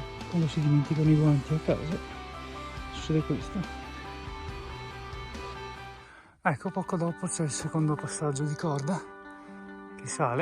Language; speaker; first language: Italian; native; Italian